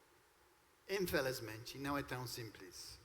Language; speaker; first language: Portuguese; non-native, fluent; English